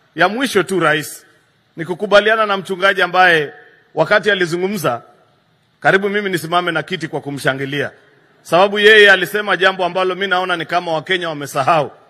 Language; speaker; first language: Swahili; non-native, local second language; Kalenjin